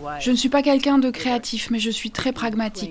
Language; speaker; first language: French; native; French